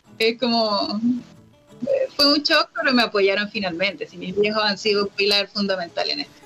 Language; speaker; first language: Spanish; native; Spanish